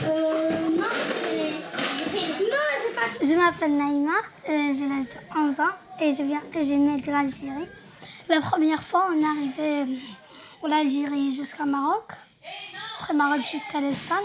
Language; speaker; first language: French; non-native, learner; Arabic